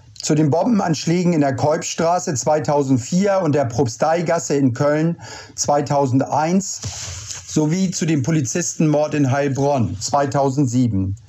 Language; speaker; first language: German; native; German